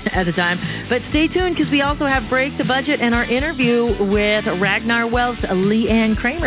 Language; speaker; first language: English; early bilingual, other home language; Romanian